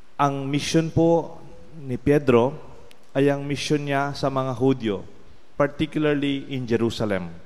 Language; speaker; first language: Filipino; non-native, local second language; Pampanga